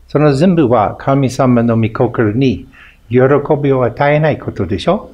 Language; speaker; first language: Japanese; non-native, fluent; English